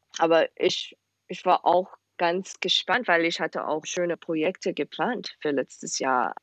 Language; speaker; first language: German; non-native, fluent; English